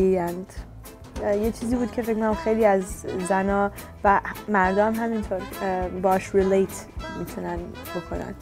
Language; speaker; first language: Persian; early bilingual, heritage; Persian